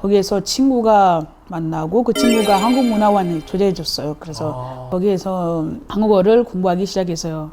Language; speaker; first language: Korean; non-native, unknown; French